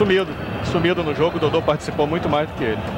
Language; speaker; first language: Portuguese; native; Portuguese